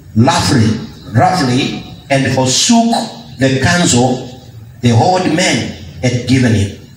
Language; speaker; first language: English; non-native, local second language; Kamba